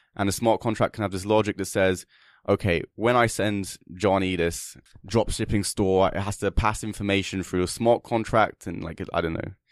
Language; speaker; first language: English; native; English